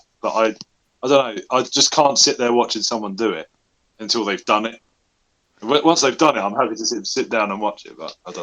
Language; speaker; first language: English; native; English